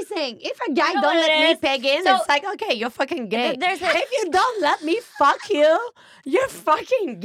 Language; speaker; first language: English; native; English